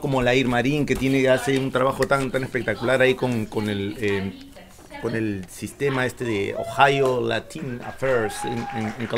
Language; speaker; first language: Spanish; native; Spanish